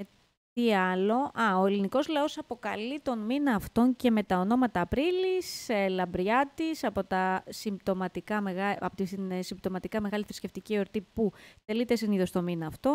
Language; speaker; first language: Greek; native; Greek